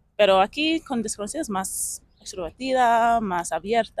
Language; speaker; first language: Spanish; non-native, fluent; English